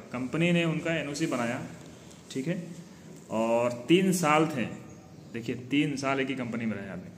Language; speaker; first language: Hindi; native; Hindi